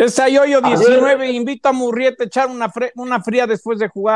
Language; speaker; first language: Spanish; native; Spanish